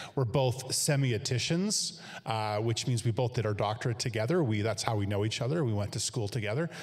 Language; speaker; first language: English; native; English